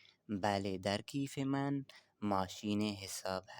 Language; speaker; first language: Persian; non-native, fluent; Urdu